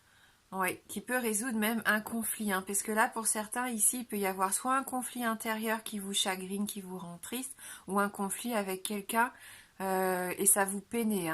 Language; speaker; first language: French; native; French